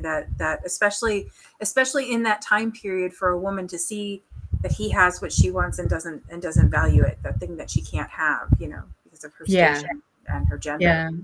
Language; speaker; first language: English; native; English